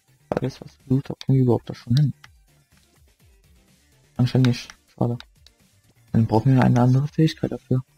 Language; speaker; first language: German; native; German